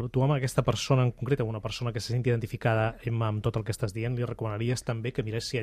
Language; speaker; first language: Catalan; native; Catalan